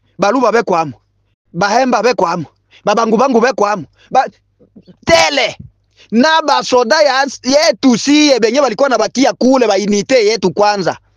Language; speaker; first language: Swahili; non-native, local second language; Bembe